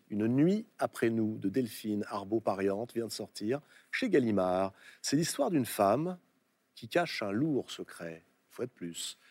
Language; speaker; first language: French; native; French